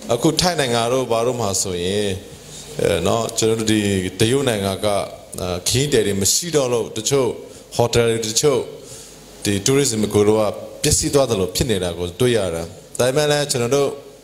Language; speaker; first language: Burmese; non-native, local second language; Hakha Chin